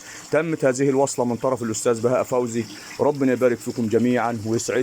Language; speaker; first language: Arabic; native; Arabic